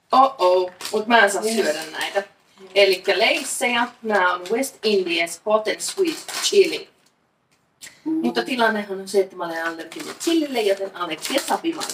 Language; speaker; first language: Finnish; native; Finnish